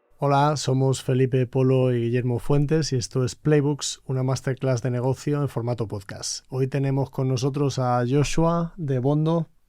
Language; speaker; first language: Spanish; native; Spanish